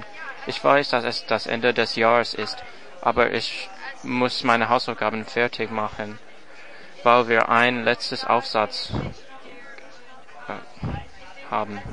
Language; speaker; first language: German; non-native, learner; English